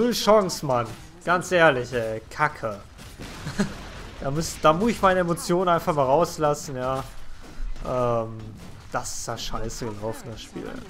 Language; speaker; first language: German; native; German